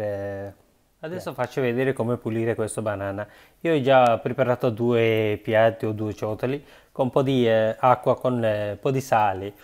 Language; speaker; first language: Italian; non-native, learner; Sinhala